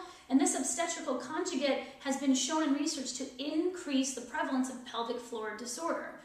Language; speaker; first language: English; native; English